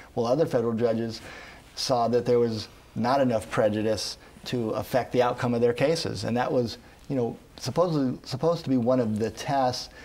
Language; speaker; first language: English; native; English